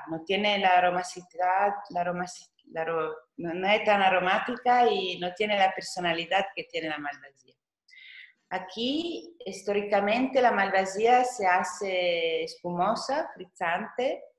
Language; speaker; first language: Spanish; non-native, fluent; Italian